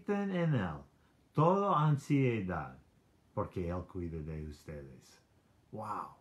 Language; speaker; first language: Spanish; non-native, learner; English